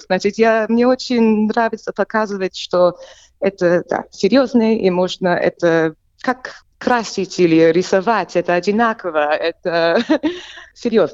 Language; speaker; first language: Russian; early bilingual, heritage; English